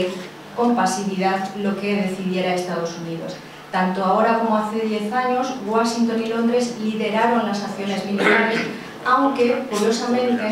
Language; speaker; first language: Spanish; native; Spanish